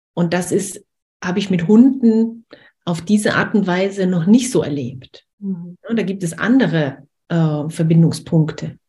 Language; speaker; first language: German; native; German